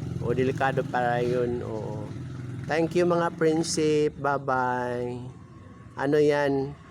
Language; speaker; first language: Filipino; non-native, local second language; Cebuano